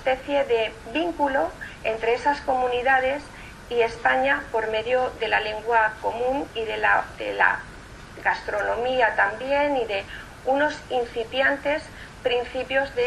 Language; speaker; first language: Spanish; native; Spanish